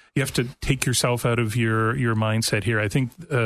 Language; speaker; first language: English; native; English